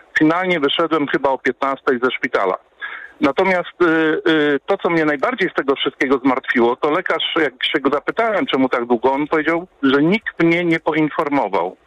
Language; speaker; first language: Polish; native; Polish